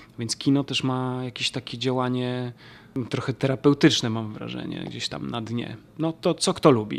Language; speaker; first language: Polish; native; Polish